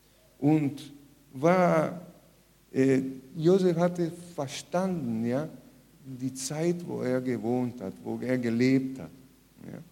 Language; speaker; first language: German; non-native, fluent; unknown